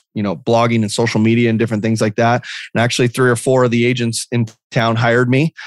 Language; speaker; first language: English; native; English